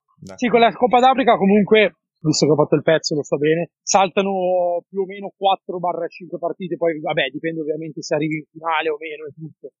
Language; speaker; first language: Italian; native; Italian